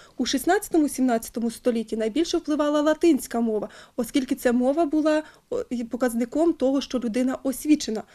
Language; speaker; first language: Ukrainian; native; Ukrainian